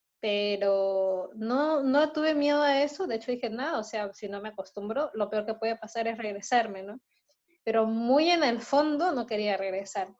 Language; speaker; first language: Spanish; native; Spanish